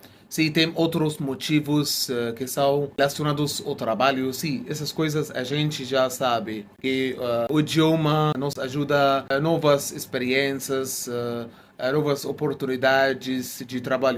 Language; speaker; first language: Portuguese; non-native, fluent; Arabic